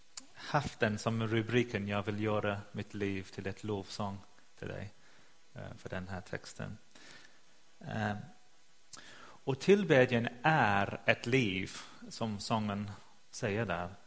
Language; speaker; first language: Swedish; non-native, fluent; English